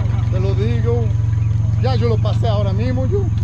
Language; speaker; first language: Spanish; non-native, fluent; French